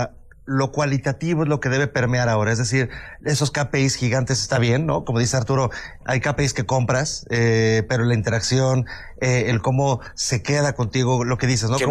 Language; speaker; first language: Spanish; native; Spanish